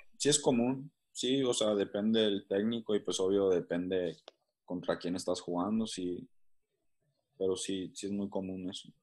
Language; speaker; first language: Spanish; early bilingual, heritage; Spanish